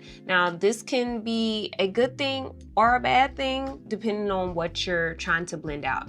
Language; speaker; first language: English; native; English